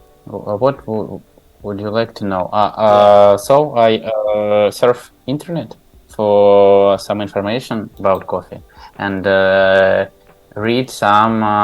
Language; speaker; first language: English; non-native, learner; Tajik